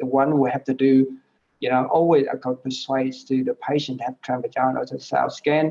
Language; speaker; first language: English; non-native, fluent; Vietnamese